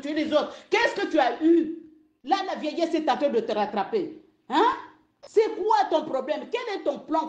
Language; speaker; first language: French; non-native, local second language; Lingala